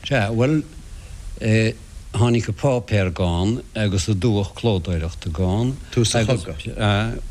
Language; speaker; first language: Irish; non-native, local second language; English